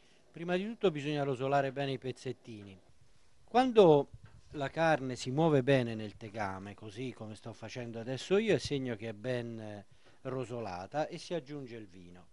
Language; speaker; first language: Italian; native; Italian